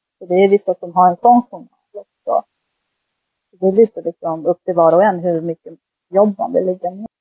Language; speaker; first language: Swedish; early bilingual, other home language; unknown